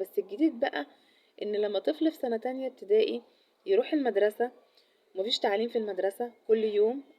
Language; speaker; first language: Arabic; native; Arabic